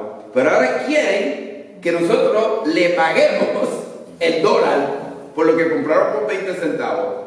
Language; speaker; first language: Spanish; early bilingual, other home language; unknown